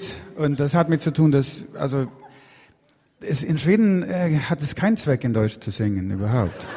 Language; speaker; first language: German; non-native, learner; Swedish